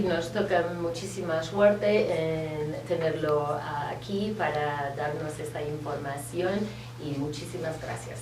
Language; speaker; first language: Spanish; early bilingual, heritage; Spanish